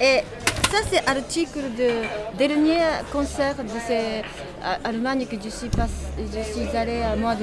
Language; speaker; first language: French; non-native, learner; Japanese